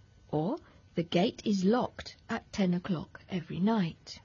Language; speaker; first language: English; non-native, fluent; Spanish